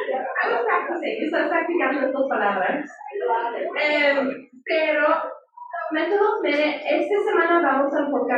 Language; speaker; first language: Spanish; early bilingual, heritage; English